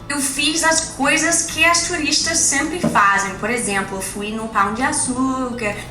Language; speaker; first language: Portuguese; non-native, learner; English